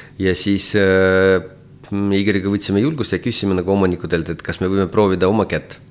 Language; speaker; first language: Estonian; non-native, local second language; Russian